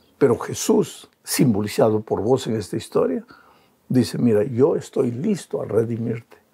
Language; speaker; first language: Spanish; native; Spanish